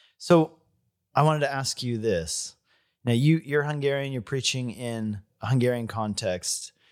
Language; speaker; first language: English; native; English